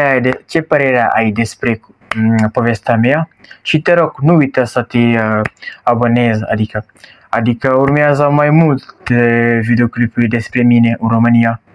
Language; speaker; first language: Romanian; non-native, learner; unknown